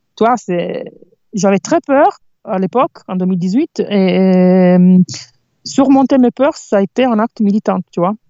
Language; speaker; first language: French; non-native, fluent; Italian